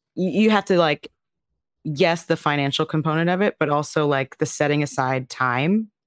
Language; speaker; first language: English; native; English